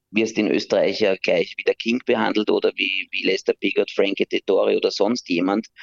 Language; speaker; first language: German; native; German